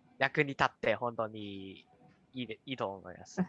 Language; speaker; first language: Japanese; non-native, learner; Cantonese